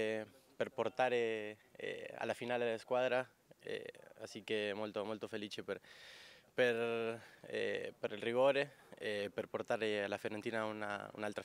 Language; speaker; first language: Italian; non-native, fluent; Spanish